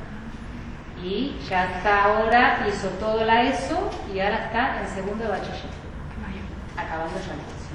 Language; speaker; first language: Spanish; native; Spanish